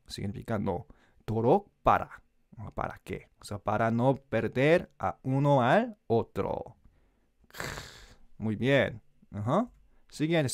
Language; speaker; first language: Spanish; non-native, learner; Korean